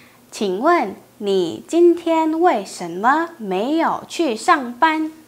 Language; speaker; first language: Chinese; non-native, fluent; Indonesian